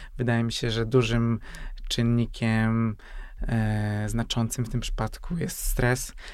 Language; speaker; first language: Polish; non-native, fluent; Hungarian